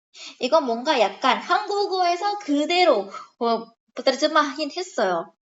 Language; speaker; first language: Korean; non-native, fluent; Indonesian